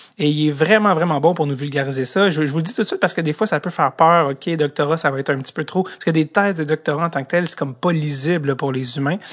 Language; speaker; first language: French; native; French